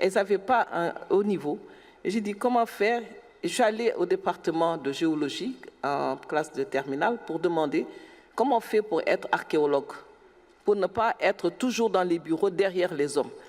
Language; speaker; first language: French; non-native, local second language; Wolof